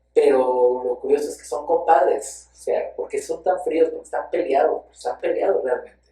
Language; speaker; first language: Spanish; native; Spanish